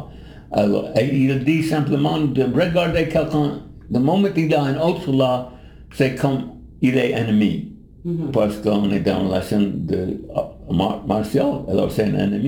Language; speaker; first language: French; non-native, learner; English